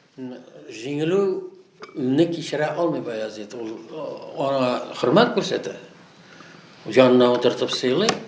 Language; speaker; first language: Tatar; native; Tatar